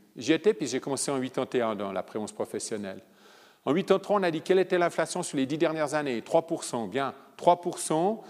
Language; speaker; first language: French; early bilingual, other home language; Italian